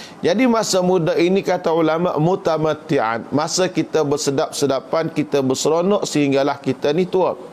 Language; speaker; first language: Malay; native; Malay